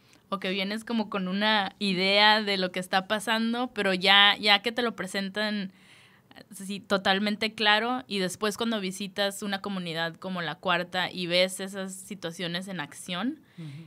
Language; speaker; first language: Spanish; native; Spanish